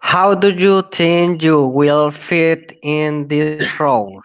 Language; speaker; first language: English; non-native, learner; Spanish